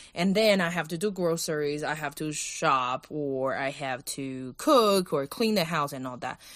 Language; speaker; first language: English; non-native, fluent; Chinese